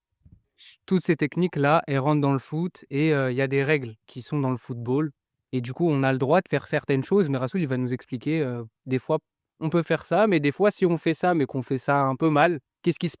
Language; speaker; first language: French; native; French